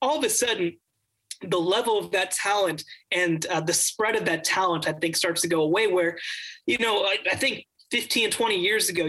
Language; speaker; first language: English; native; English